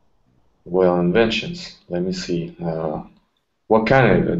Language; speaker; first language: English; non-native, learner; Russian